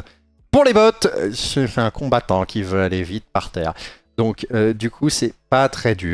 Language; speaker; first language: French; native; French